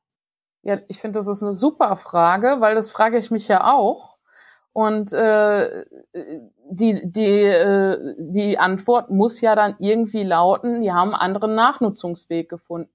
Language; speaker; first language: German; native; German